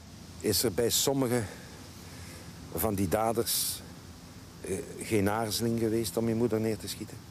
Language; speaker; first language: Dutch; native; Dutch